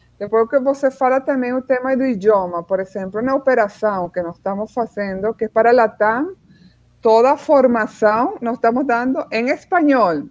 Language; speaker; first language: Portuguese; non-native, fluent; Spanish